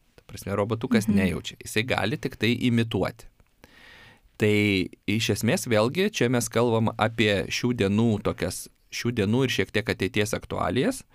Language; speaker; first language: Lithuanian; native; Lithuanian